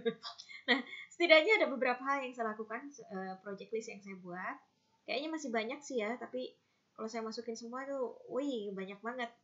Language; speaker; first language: Indonesian; native; Indonesian